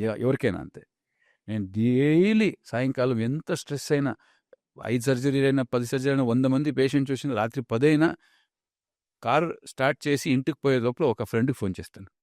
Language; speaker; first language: Telugu; non-native, local second language; Kannada